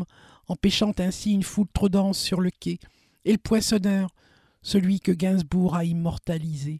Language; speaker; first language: French; native; French